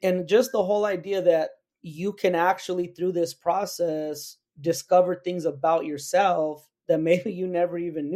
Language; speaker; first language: English; native; English